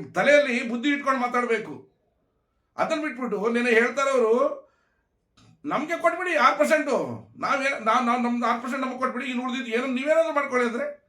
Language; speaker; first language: Kannada; non-native, local second language; Lambadi